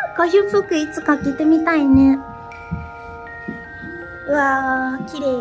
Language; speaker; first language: Japanese; non-native, fluent; Italian